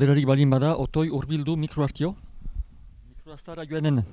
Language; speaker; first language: Basque; native; Basque